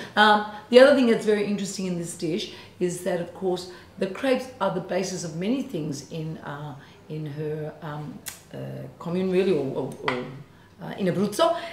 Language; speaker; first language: English; early bilingual, other home language; Italian